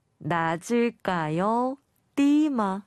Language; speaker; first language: Korean; non-native, learner; Chinese